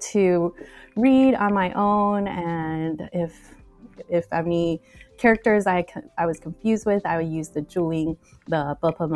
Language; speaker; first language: English; native; English